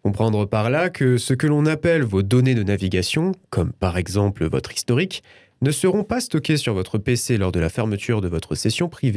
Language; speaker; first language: French; native; French